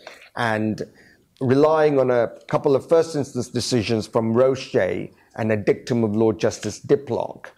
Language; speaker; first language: English; native; English